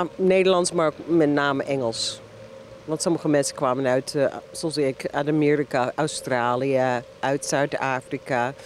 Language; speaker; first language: Dutch; non-native, fluent; English